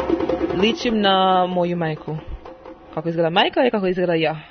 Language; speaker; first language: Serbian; non-native, learner; English